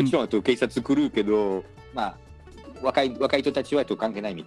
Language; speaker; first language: Japanese; non-native, learner; French